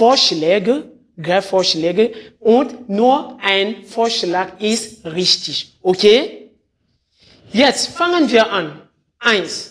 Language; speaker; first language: German; non-native, fluent; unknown